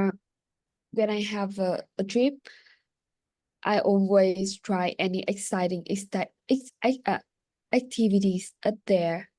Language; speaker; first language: English; non-native, learner; Vietnamese